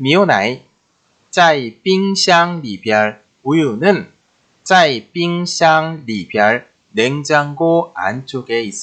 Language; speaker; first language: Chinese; non-native, fluent; Korean